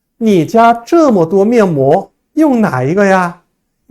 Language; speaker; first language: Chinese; non-native, fluent; Korean